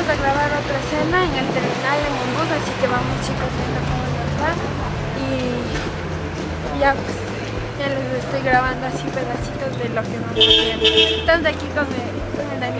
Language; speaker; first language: Spanish; native; Spanish